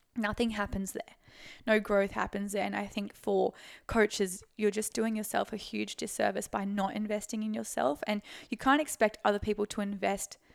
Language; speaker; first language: English; native; English